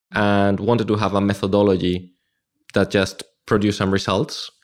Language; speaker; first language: English; non-native, fluent; Spanish